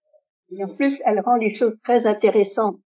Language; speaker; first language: French; early bilingual, other home language; Vietnamese